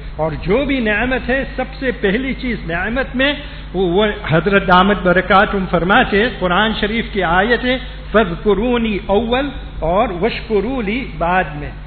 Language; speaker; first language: Urdu; non-native, fluent; Gujarati